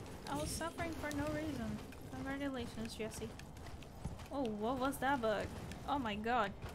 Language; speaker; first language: English; non-native, fluent; Portuguese